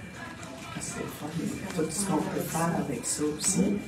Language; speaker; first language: French; native; French